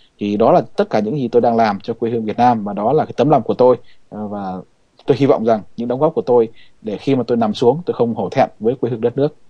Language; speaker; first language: Vietnamese; native; Vietnamese